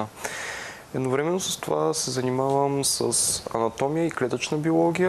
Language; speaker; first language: Bulgarian; native; Bulgarian